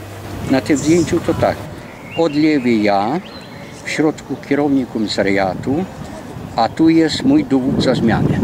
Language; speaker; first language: Polish; early bilingual, heritage; Polish